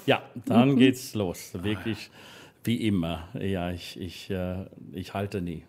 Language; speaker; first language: German; non-native, fluent; English